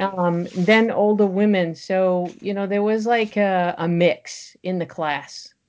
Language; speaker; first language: English; early bilingual, other home language; French